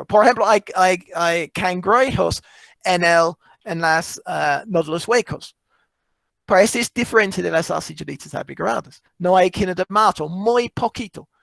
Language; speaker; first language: Spanish; non-native, fluent; English